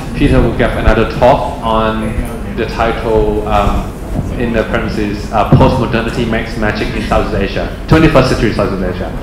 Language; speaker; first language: English; non-native, fluent; Thai